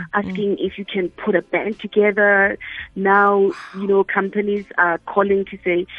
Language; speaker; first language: English; non-native, local second language; Tswana